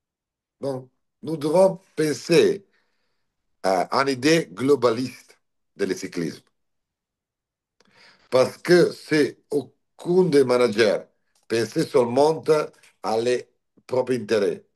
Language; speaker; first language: French; non-native, learner; Italian